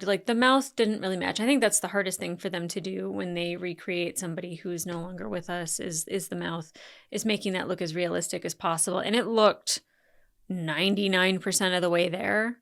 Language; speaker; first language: English; native; English